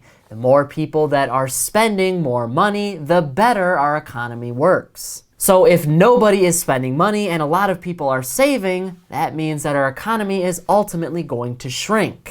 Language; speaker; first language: English; native; English